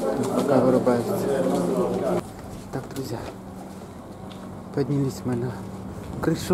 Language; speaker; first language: Russian; native; Russian